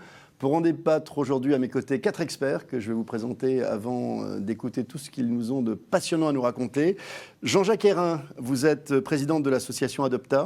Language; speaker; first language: French; native; French